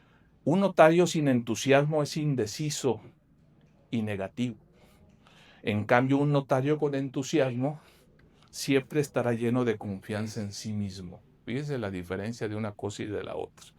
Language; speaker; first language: Spanish; native; Spanish